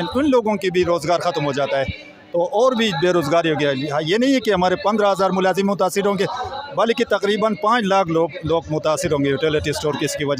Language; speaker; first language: Hindi; non-native, local second language; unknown